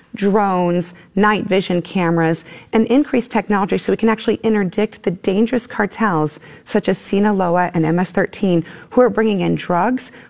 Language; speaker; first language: English; native; English